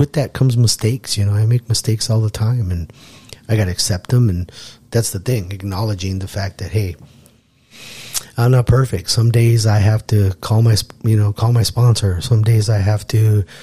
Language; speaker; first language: English; native; English